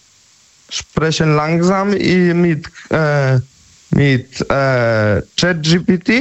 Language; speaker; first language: German; non-native, learner; Polish